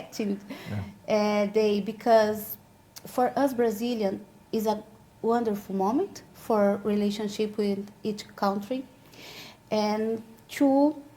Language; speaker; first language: English; non-native, learner; Portuguese